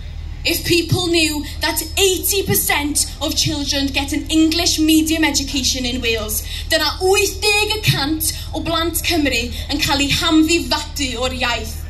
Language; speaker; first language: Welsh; non-native, local second language; English